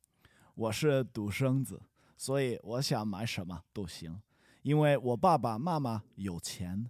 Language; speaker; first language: Chinese; non-native, learner; English